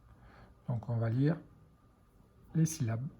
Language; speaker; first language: French; native; French